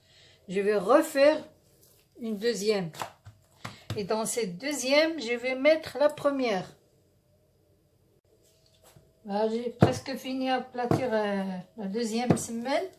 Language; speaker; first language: French; non-native, local second language; Arabic